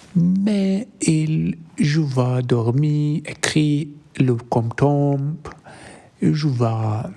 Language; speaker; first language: French; non-native, learner; Arabic